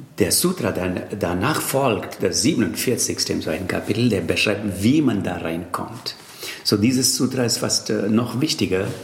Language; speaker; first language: German; non-native, fluent; Tamil